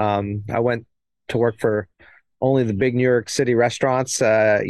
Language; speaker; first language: English; native; English